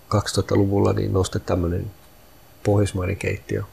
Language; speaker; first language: Finnish; native; Finnish